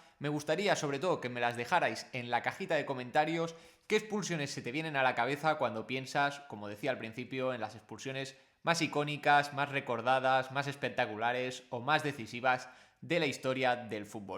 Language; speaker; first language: Spanish; native; Spanish